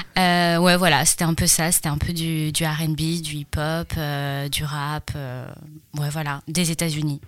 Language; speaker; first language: French; early bilingual, other home language; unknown